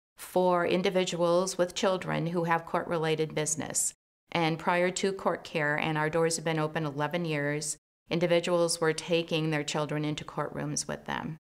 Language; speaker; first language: English; native; English